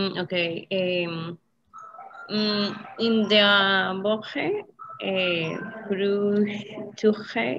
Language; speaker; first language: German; non-native, learner; Spanish